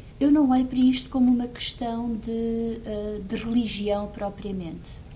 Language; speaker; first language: Portuguese; early bilingual, heritage; Portuguese